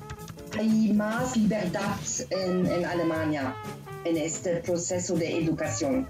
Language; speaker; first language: Spanish; non-native, learner; German